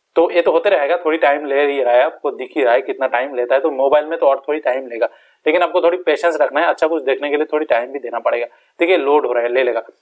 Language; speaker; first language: Hindi; non-native, local second language; Bangla